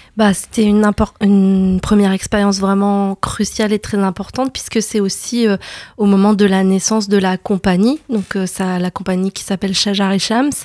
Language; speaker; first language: French; native; French